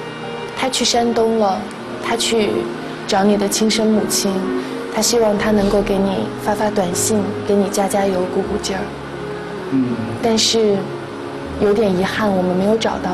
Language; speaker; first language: Chinese; native; Chinese